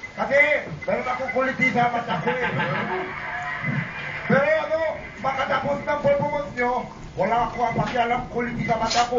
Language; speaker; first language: Filipino; non-native, learner; Korean